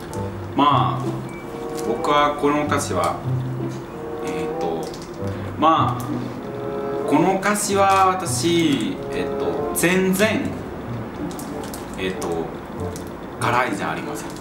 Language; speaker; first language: Japanese; non-native, learner; Spanish